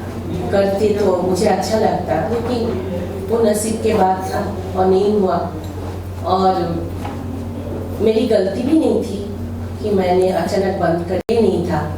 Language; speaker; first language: Hindi; non-native, local second language; Bangla